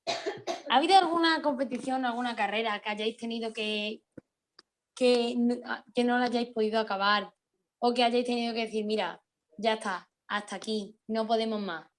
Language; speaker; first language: Spanish; native; Spanish